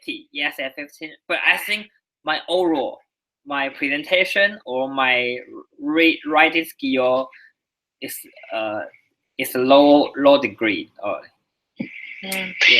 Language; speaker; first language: English; non-native, learner; Chinese